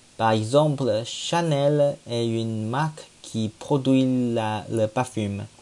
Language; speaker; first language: French; non-native, learner; Chinese